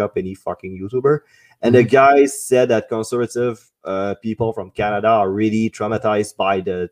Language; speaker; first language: English; non-native, fluent; French